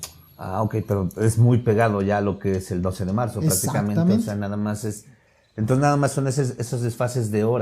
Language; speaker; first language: Spanish; native; Spanish